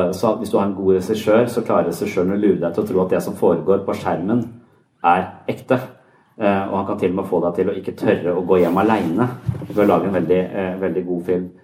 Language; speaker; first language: Norwegian; native; Norwegian